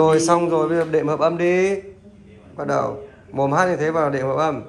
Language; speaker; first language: Vietnamese; native; Vietnamese